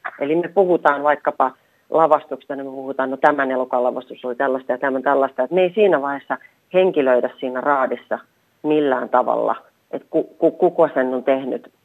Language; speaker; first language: Finnish; native; Finnish